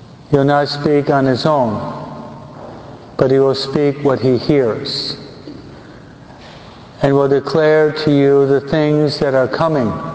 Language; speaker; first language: English; native; English